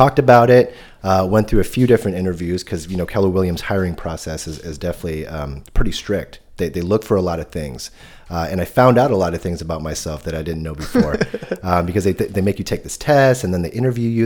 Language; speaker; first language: English; native; English